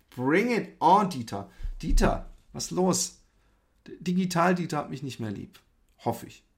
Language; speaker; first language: German; early bilingual, other home language; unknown